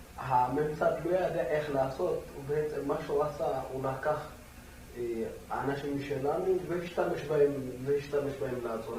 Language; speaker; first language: Hebrew; non-native, fluent; Amharic